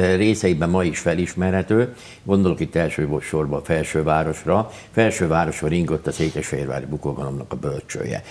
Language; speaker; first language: Hungarian; native; Hungarian